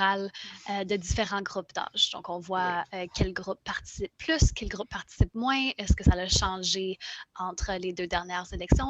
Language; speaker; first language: French; native; French